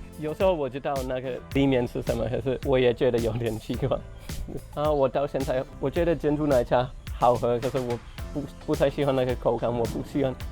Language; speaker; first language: Chinese; non-native, fluent; English